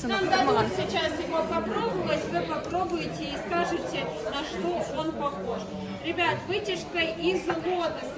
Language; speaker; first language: Russian; native; Russian